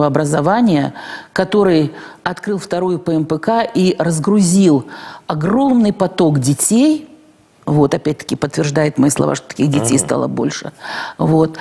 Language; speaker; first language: Russian; native; Russian